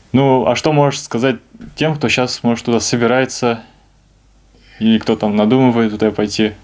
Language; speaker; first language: Russian; native; Russian